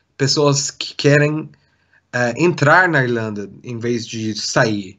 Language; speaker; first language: Portuguese; non-native, fluent; English